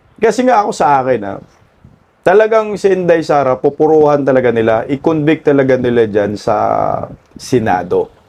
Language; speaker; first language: Filipino; non-native, local second language; Cebuano